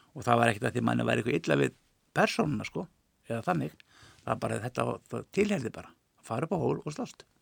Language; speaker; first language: Icelandic; native; Icelandic